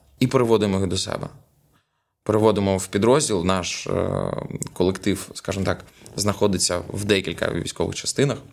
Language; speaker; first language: Ukrainian; non-native, local second language; Russian